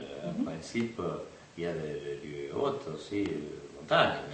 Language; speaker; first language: French; non-native, fluent; Spanish